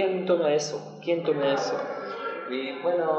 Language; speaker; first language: Spanish; non-native, learner; English